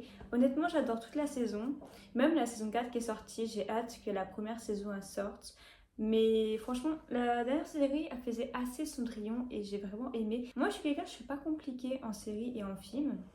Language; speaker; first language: French; native; French